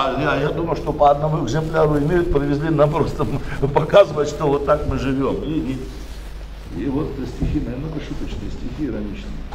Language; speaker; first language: Russian; native; Russian